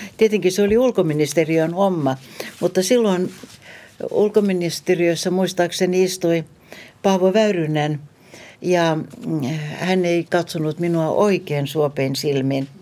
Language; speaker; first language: Finnish; non-native, local second language; Swedish